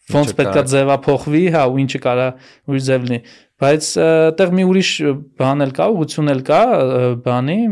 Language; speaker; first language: Armenian; native; Armenian